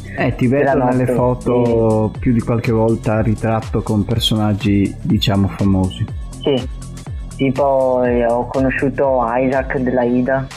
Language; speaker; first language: Italian; native; Italian